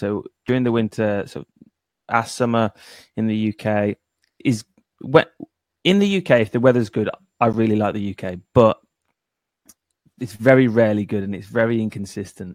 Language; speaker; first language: English; native; English